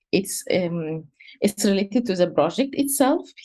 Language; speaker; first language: English; non-native, fluent; Arabic